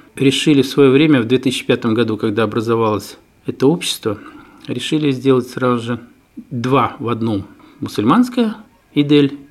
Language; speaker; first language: Russian; native; Russian